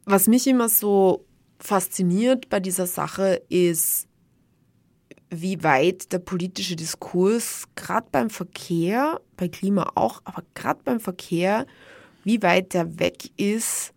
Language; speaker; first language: German; native; German